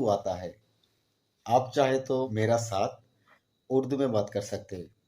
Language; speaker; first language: Hindi; non-native, learner; Bangla